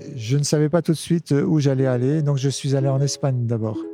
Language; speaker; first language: French; native; French